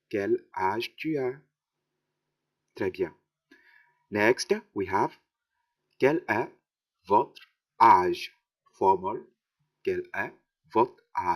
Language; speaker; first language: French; non-native, fluent; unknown